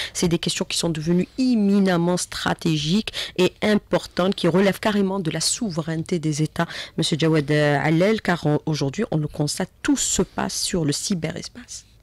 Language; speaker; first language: French; non-native, local second language; Arabic